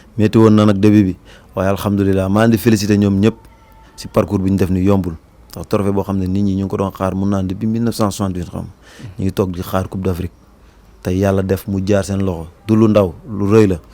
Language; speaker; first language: Wolof; native; Wolof